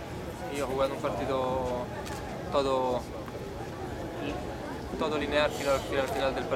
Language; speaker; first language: Spanish; non-native, learner; Italian